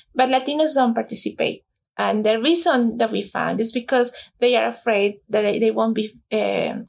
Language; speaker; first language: English; non-native, fluent; Spanish